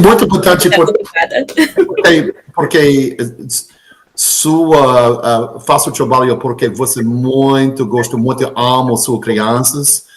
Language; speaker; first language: Portuguese; non-native, learner; English